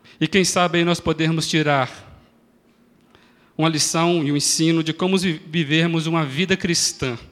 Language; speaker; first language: Portuguese; native; Portuguese